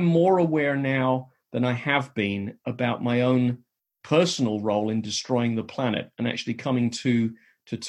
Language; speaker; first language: English; native; English